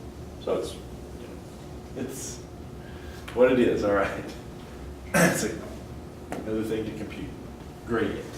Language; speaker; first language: English; native; English